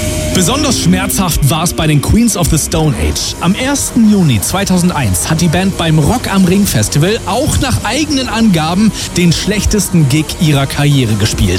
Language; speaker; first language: German; native; German